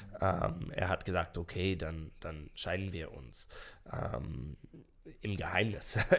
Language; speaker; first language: German; non-native, fluent; English